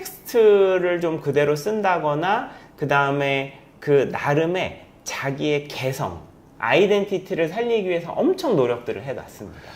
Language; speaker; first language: Korean; native; Korean